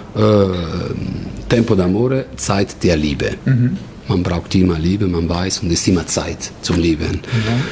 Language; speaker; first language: German; non-native, learner; Italian